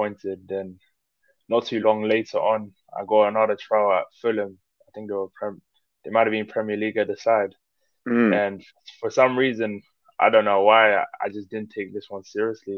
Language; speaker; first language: English; native; English